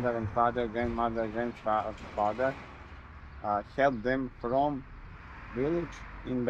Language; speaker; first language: English; non-native, learner; Serbian